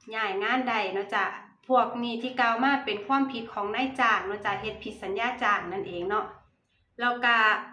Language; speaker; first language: Thai; native; Thai